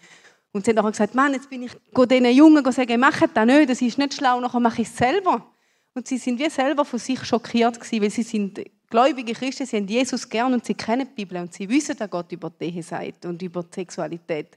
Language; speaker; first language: German; native; German